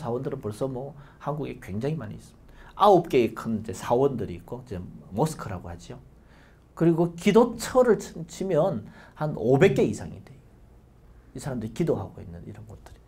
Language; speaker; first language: Korean; native; Korean